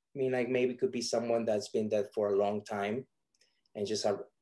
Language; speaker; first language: English; non-native, fluent; Spanish